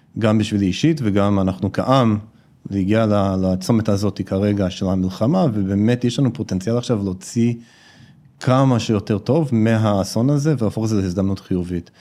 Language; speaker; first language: Hebrew; non-native, fluent; English